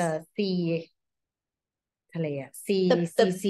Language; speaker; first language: English; non-native, learner; Thai